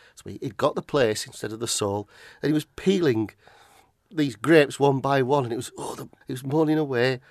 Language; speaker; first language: English; native; English